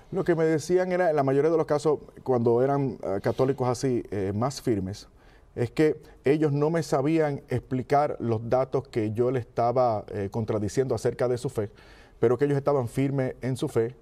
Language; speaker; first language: Spanish; native; Spanish